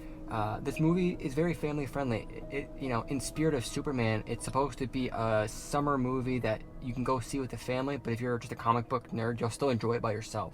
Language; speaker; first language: English; native; English